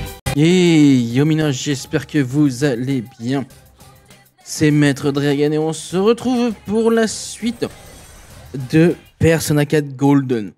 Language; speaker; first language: French; native; French